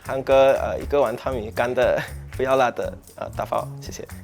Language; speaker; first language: Chinese; non-native, local second language; English